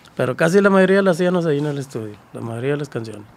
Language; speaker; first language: Spanish; native; Spanish